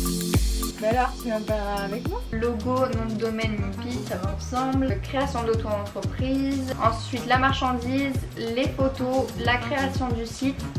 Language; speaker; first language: French; native; French